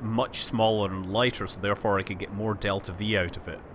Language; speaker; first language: English; native; English